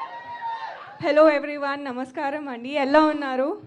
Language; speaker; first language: Telugu; non-native, learner; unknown